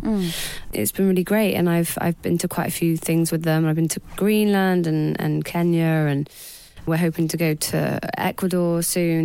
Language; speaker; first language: English; native; English